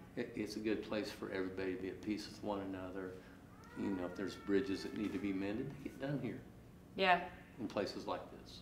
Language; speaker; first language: English; native; English